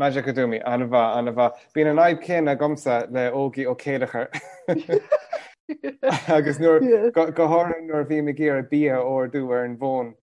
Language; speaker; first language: Irish; non-native, local second language; English